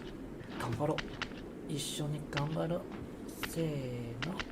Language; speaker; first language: Japanese; non-native, learner; Chinese